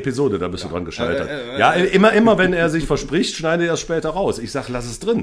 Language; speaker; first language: German; native; German